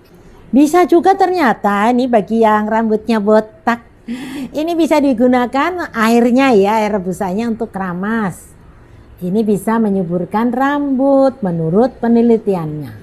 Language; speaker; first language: Indonesian; native; Indonesian